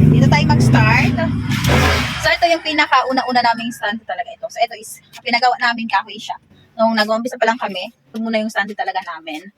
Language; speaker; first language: Filipino; non-native, local second language; Waray